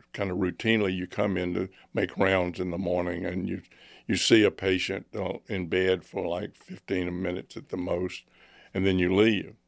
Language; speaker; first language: English; native; English